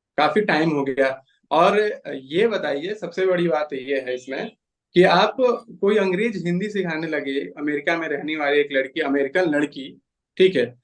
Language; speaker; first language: Hindi; native; Hindi